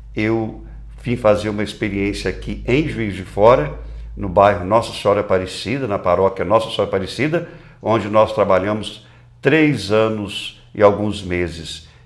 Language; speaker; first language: Portuguese; native; Portuguese